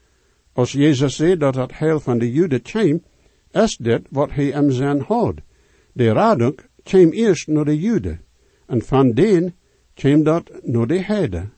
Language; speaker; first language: Dutch; non-native, learner; Plautdietsch